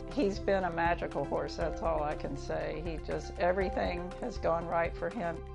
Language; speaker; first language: English; native; English